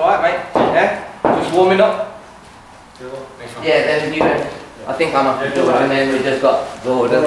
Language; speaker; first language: English; native; English